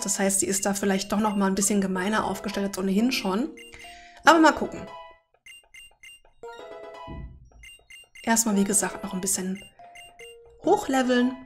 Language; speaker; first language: German; native; German